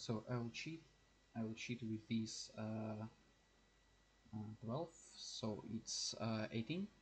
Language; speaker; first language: English; non-native, learner; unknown